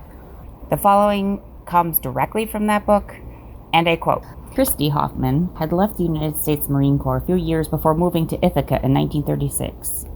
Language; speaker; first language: English; native; English